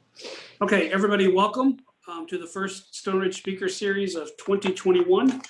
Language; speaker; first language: English; native; English